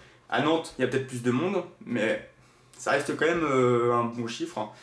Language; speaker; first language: French; native; French